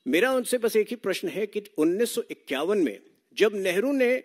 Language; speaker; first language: Hindi; native; Hindi